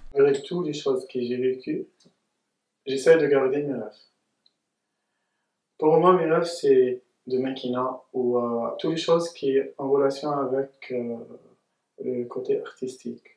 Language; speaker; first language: French; non-native, local second language; Arabic